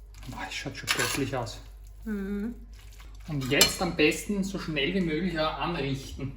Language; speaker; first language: German; native; German